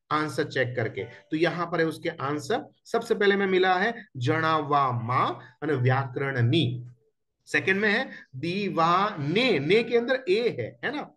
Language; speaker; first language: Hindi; non-native, local second language; Gujarati